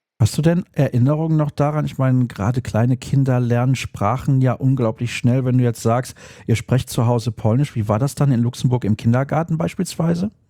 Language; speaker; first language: German; native; German